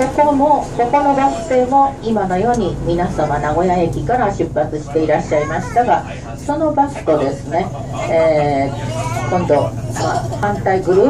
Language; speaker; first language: Japanese; native; Japanese